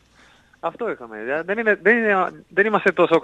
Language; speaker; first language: Greek; non-native, learner; Spanish